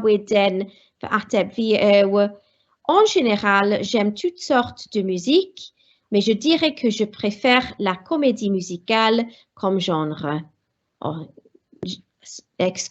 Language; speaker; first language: French; non-native, fluent; Welsh